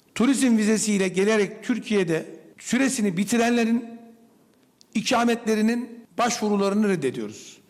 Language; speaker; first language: Turkish; native; Turkish